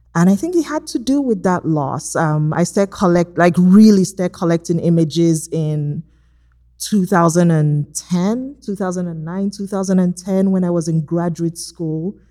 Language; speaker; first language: English; non-native, local second language; Igbo